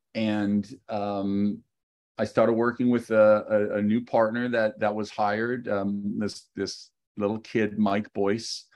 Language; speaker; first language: English; native; English